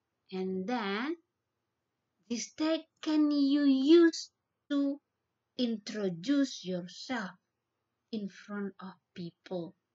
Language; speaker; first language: English; non-native, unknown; Indonesian